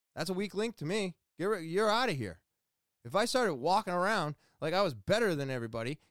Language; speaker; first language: English; native; English